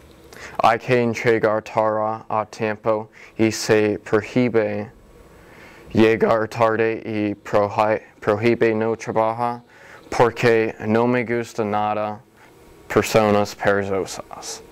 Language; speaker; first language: Spanish; non-native, learner; English